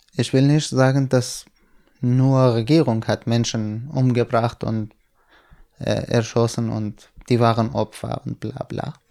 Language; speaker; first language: German; non-native, fluent; Persian